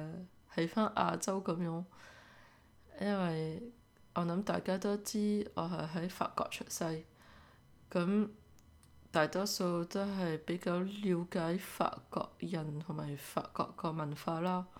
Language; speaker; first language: Cantonese; early bilingual, heritage; Cantonese